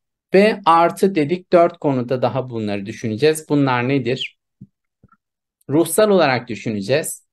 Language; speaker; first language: Turkish; native; Turkish